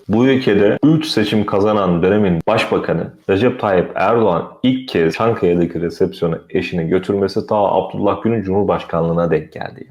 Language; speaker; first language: Turkish; native; Turkish